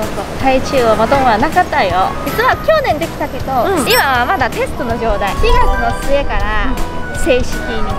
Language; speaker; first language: Japanese; non-native, fluent; Chinese